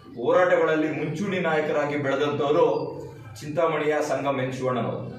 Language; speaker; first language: Kannada; native; Kannada